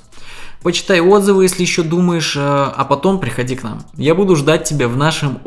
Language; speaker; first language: Russian; native; Russian